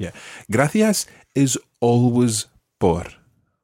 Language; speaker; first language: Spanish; non-native, fluent; English